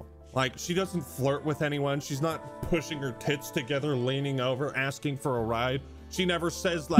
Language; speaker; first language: English; native; English